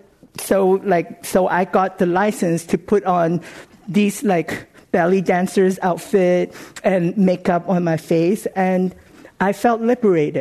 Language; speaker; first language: English; non-native, local second language; Cantonese